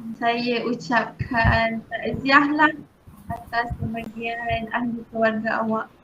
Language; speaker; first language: Malay; native; Malay